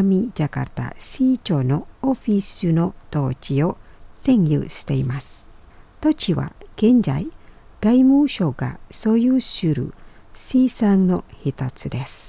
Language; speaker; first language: Japanese; non-native, fluent; Indonesian